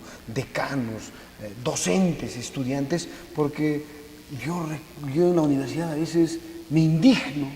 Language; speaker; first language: Spanish; native; Spanish